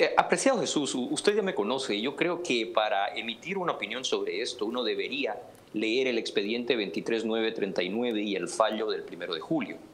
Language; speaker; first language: Spanish; native; Spanish